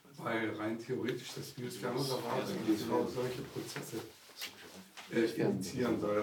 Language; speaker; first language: German; native; German